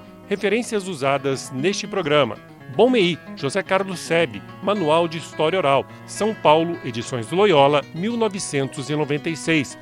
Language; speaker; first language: Portuguese; native; Portuguese